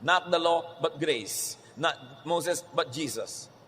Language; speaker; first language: English; non-native, local second language; Filipino